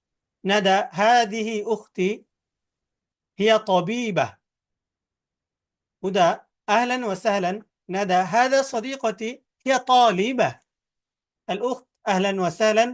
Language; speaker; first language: Arabic; non-native, fluent; Bangla